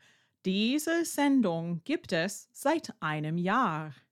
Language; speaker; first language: German; non-native, fluent; English